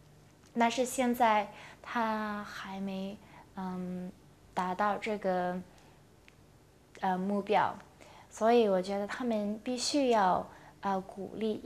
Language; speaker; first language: Chinese; non-native, local second language; Cantonese